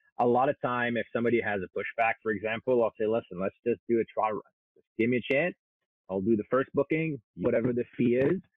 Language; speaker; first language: English; non-native, local second language; French